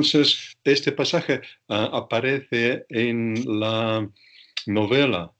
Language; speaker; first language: Spanish; non-native, fluent; Russian